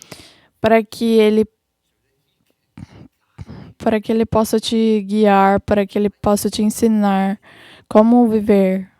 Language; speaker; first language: Portuguese; non-native, fluent; English